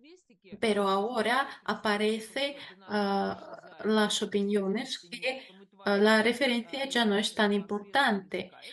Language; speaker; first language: Spanish; non-native, fluent; Russian